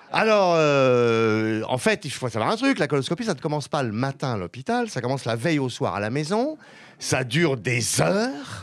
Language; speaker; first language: French; native; French